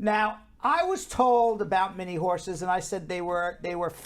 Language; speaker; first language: English; native; English